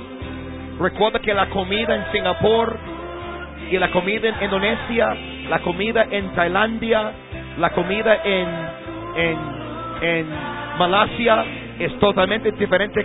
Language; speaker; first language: Spanish; non-native, fluent; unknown